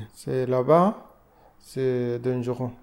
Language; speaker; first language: French; non-native, learner; Arabic